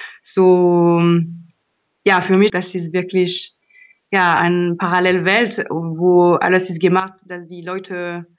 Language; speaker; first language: German; non-native, learner; French